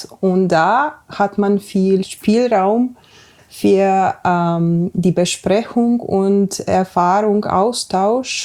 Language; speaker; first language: German; non-native, fluent; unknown